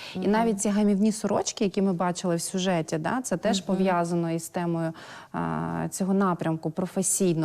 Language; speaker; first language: Ukrainian; native; Ukrainian